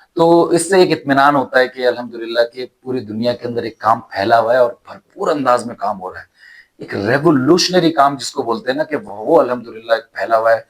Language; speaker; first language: Urdu; native; Urdu